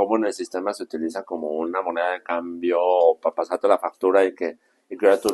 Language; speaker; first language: Spanish; native; Spanish